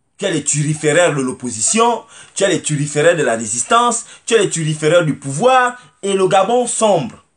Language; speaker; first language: French; native; French